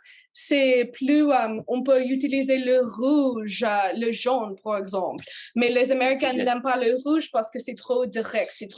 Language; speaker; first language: French; non-native, learner; English